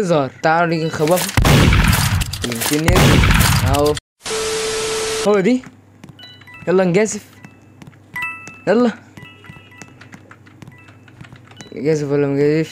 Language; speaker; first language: Arabic; native; Arabic